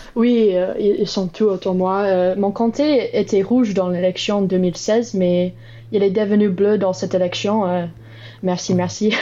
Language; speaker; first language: French; non-native, learner; English